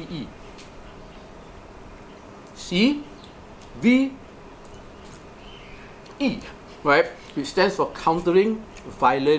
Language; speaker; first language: English; non-native, local second language; Malay